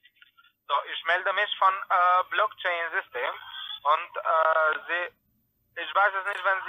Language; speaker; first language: German; non-native, fluent; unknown